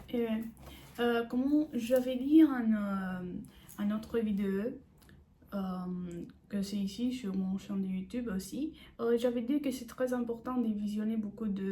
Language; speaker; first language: French; non-native, learner; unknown